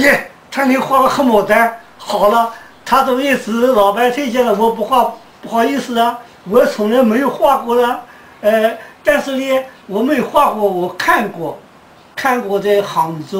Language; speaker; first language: Chinese; native; Chinese